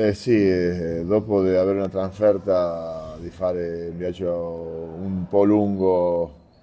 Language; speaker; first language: Italian; non-native, fluent; Spanish